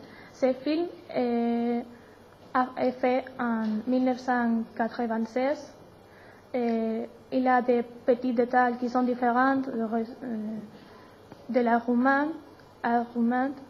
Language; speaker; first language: French; non-native, learner; Spanish